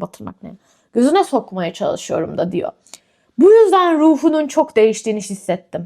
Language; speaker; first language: Turkish; native; Turkish